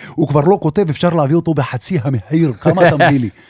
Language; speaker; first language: Hebrew; early bilingual, other home language; Arabic